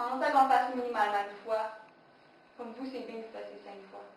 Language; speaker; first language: French; native; French